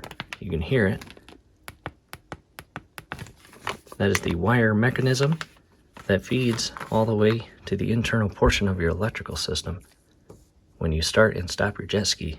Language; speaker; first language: English; native; English